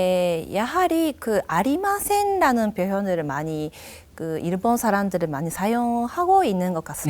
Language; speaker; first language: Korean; non-native, fluent; Japanese